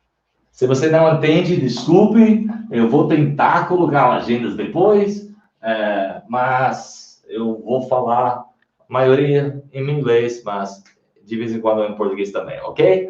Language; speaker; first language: Portuguese; non-native, fluent; English